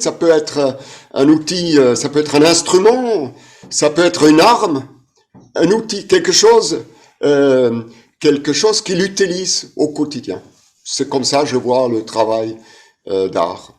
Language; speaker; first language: French; non-native, fluent; German